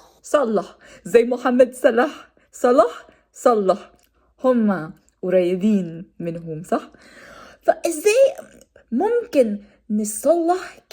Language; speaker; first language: Arabic; non-native, learner; English